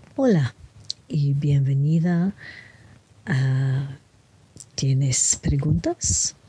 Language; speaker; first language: Spanish; non-native, fluent; French